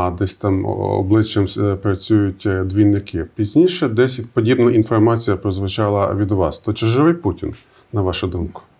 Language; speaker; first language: Ukrainian; native; Ukrainian